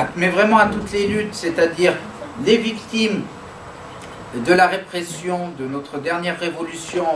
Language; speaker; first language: French; non-native, local second language; Arabic